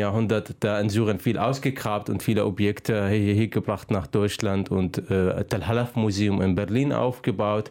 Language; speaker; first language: German; non-native, fluent; Arabic